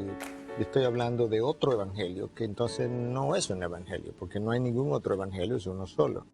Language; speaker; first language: Spanish; native; Spanish